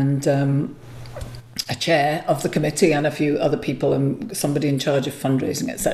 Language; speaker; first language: English; native; English